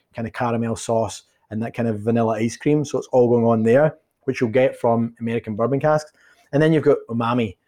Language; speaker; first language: English; native; English